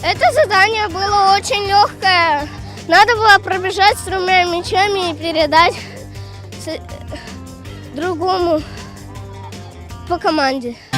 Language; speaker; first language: Russian; non-native, local second language; Tatar